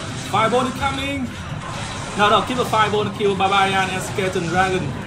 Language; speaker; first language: English; non-native, learner; Vietnamese